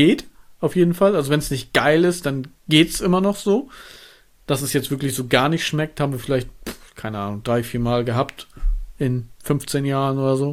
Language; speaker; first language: German; native; German